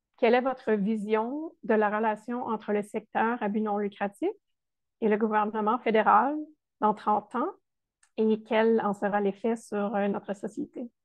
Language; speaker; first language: French; native; French